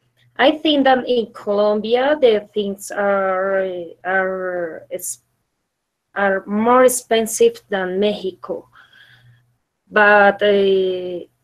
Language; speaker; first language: English; non-native, learner; Spanish